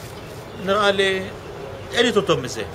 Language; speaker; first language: Hebrew; non-native, local second language; Arabic